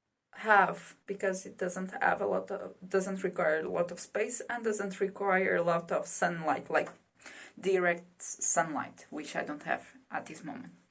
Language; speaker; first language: English; non-native, fluent; Portuguese